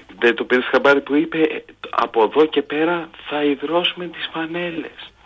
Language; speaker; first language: Greek; native; Greek